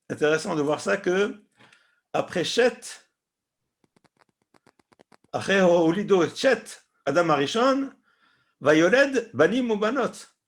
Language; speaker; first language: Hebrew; non-native, fluent; French